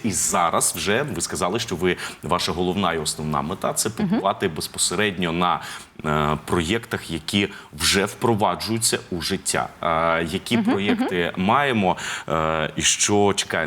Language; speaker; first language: Ukrainian; native; Ukrainian